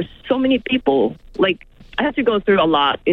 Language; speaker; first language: English; non-native, local second language; Filipino